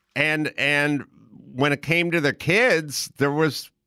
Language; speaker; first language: English; native; English